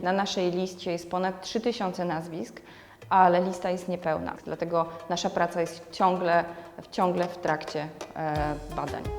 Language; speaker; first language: Polish; native; Polish